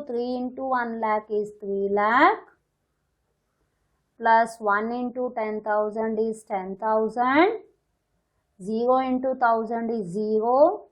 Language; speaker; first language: English; non-native, local second language; Hindi